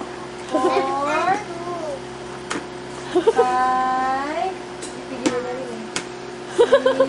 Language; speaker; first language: Filipino; native; Filipino